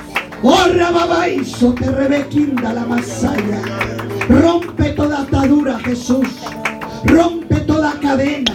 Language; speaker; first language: Spanish; native; Spanish